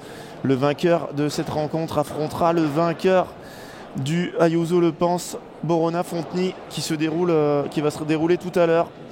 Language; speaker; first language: French; native; French